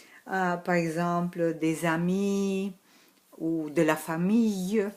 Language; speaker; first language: French; non-native, learner; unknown